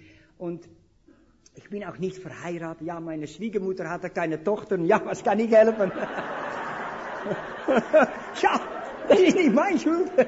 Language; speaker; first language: German; non-native, fluent; Dutch